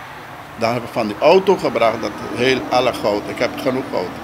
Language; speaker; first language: Dutch; non-native, local second language; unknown